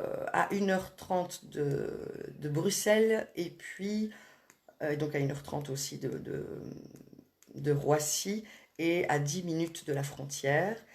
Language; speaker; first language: French; native; French